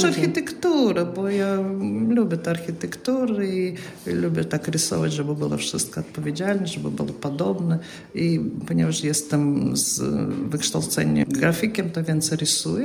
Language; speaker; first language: Polish; non-native, fluent; Russian